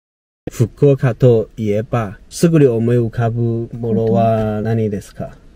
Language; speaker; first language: Japanese; non-native, learner; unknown